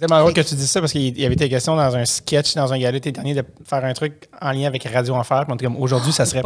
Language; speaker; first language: French; native; French